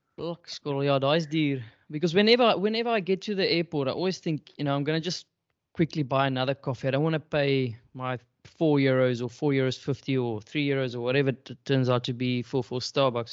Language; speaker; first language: English; non-native, local second language; Afrikaans